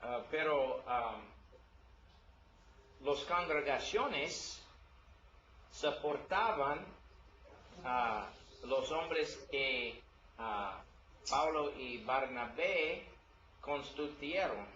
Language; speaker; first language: Spanish; non-native, learner; English